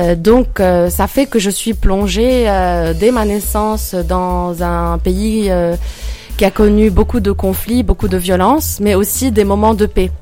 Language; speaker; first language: French; non-native, local second language; Arabic